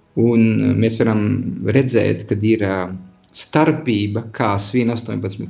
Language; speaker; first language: Latvian; early bilingual, heritage; Latvian